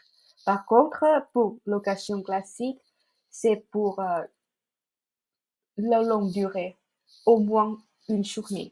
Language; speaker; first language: French; non-native, fluent; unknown